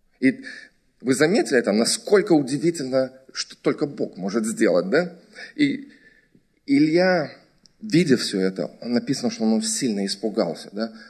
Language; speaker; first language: Russian; early bilingual, heritage; Russian